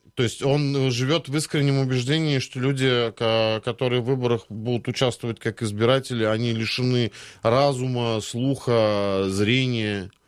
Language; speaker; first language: Russian; native; Russian